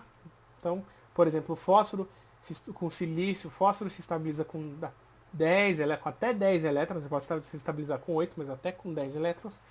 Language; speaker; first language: Portuguese; native; Portuguese